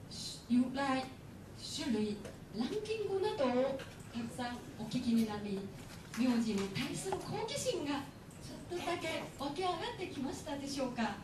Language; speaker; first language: Japanese; non-native, fluent; Chinese